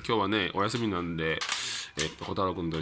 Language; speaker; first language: Japanese; native; Japanese